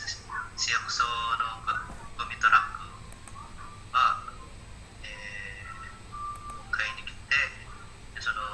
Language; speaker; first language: Japanese; non-native, learner; Indonesian